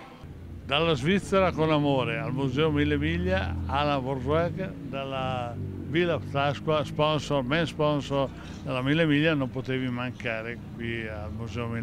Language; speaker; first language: Italian; native; Italian